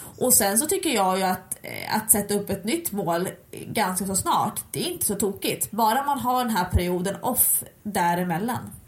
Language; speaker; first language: Swedish; native; Swedish